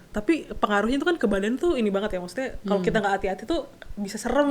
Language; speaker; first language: Indonesian; native; Indonesian